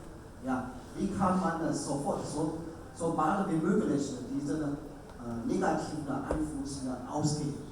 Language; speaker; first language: German; non-native, learner; Chinese